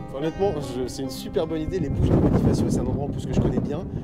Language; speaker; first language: French; native; French